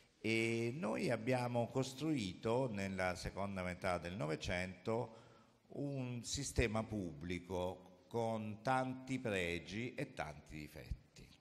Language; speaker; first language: Italian; native; Italian